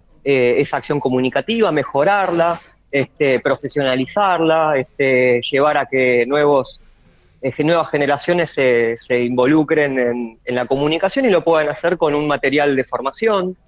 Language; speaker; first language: Spanish; native; Spanish